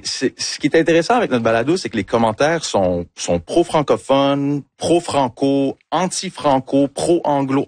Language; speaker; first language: French; early bilingual, other home language; English